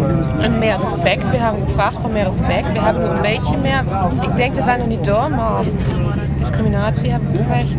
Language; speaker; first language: Dutch; non-native, learner; German